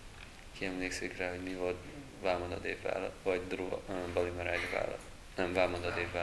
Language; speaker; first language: Hungarian; native; Hungarian